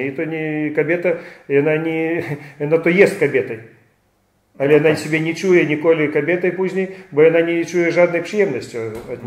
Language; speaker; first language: Polish; non-native, fluent; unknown